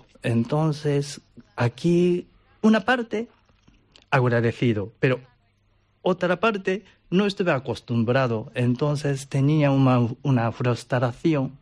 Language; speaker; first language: Spanish; non-native, learner; Japanese